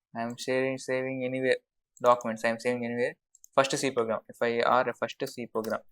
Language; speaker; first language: English; non-native, local second language; Telugu